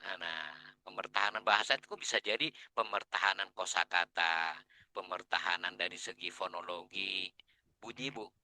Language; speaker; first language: Indonesian; non-native, local second language; Batak Toba